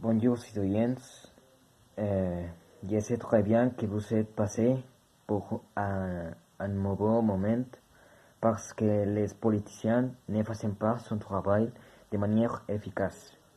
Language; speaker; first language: French; non-native, learner; Spanish